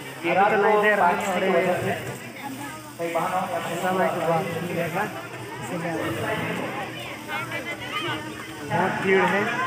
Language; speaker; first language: Hindi; non-native, local second language; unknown